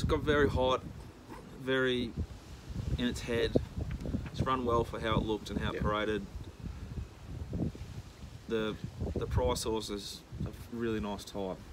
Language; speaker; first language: English; native; English